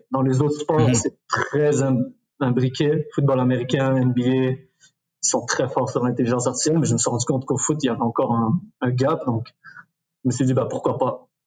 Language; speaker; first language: French; early bilingual, other home language; Arabic